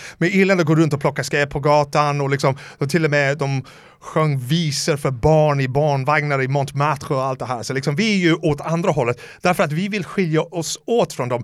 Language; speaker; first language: Swedish; non-native, fluent; English